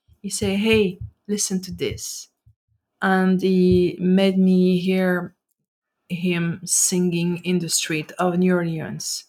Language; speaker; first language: English; non-native, fluent; French